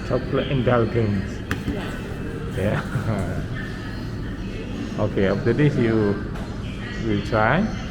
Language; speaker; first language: English; non-native, local second language; Malay